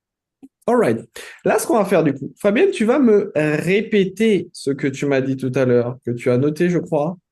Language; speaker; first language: French; native; French